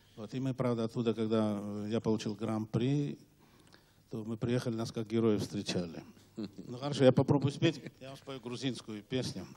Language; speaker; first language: Russian; non-native, local second language; Georgian